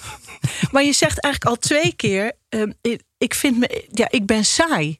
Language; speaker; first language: Dutch; native; Dutch